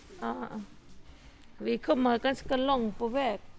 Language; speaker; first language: Swedish; non-native, learner; Thai